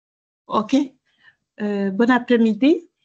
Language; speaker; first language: French; non-native, local second language; Rundi